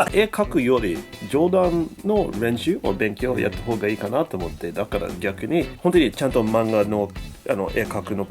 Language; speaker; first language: Japanese; non-native, learner; English